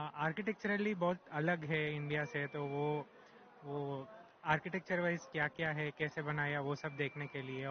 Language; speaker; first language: Hindi; non-native, local second language; Telugu